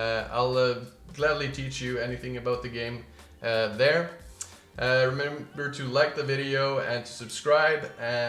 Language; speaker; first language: English; non-native, fluent; Norwegian